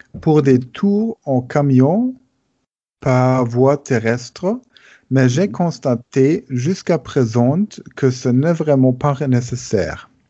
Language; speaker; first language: French; non-native, learner; German